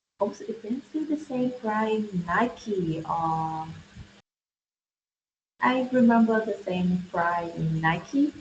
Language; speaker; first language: English; non-native, learner; Vietnamese